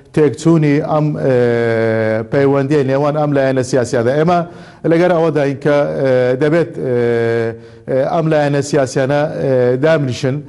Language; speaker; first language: Central Kurdish; non-native, local second language; Azerbaijani